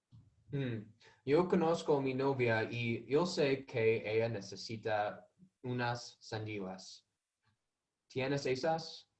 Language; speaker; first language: Spanish; non-native, learner; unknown